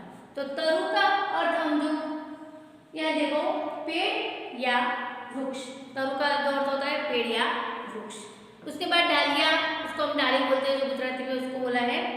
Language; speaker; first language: Hindi; non-native, local second language; Gujarati